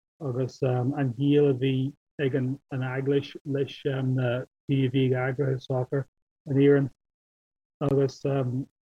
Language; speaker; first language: Irish; non-native, local second language; English